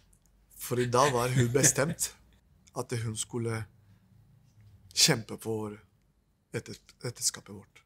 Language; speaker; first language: Norwegian; non-native, fluent; Spanish